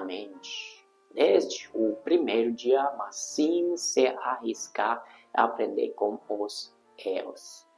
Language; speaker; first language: Portuguese; non-native, fluent; Hungarian